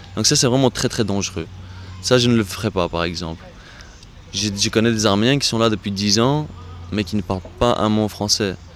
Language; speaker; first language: French; non-native, fluent; Armenian